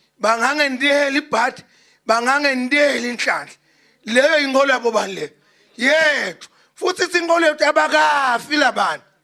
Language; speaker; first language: Zulu; non-native, local second language; Swati